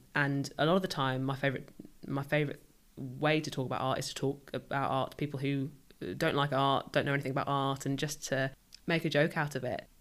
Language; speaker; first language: English; native; English